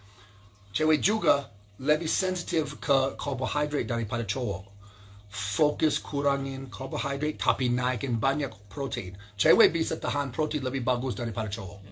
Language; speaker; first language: Indonesian; non-native, learner; English